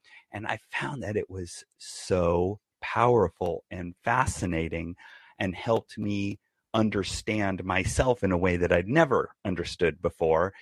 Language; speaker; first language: English; native; English